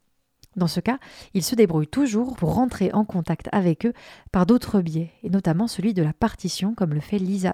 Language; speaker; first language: French; native; French